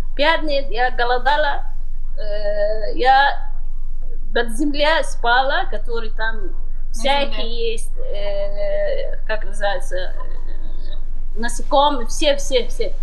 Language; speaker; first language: Russian; non-native, learner; Somali